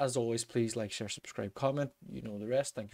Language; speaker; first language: English; native; English